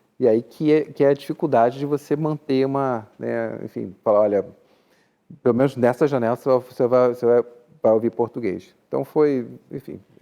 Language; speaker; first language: Portuguese; native; Portuguese